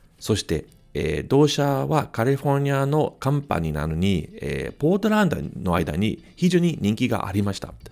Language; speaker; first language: Japanese; non-native, fluent; English